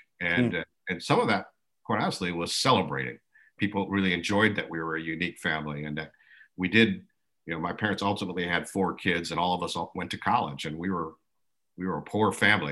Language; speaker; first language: English; early bilingual, other home language; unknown